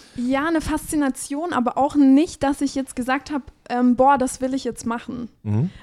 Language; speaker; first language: German; native; German